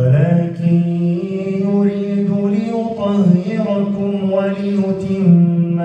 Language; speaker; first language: Arabic; native; Arabic